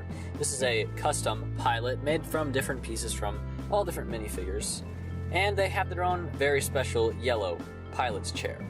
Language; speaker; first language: English; native; English